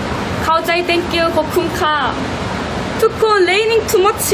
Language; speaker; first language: English; non-native, learner; Korean